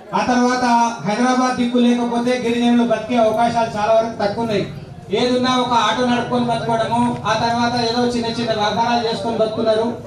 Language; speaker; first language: Telugu; non-native, local second language; Lambadi